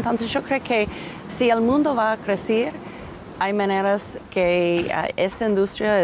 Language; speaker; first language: Spanish; non-native, learner; English